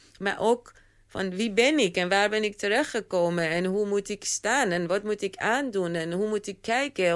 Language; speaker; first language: Dutch; non-native, fluent; Persian